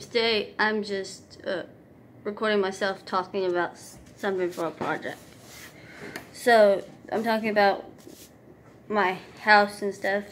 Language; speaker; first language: English; native; English